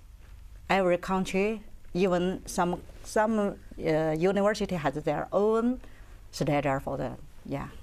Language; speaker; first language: English; non-native, learner; Chinese